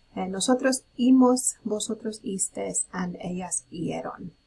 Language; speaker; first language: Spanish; non-native, fluent; English